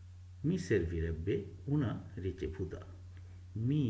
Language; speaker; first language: Italian; non-native, fluent; Bangla